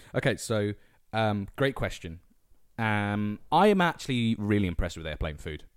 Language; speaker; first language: English; native; English